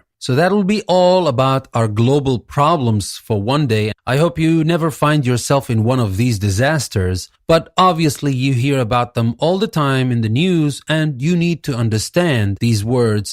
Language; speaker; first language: English; non-native, fluent; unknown